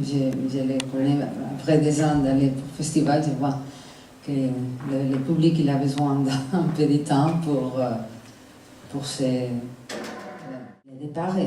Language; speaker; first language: French; non-native, fluent; Spanish